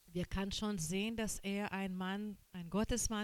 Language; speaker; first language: German; non-native, learner; Portuguese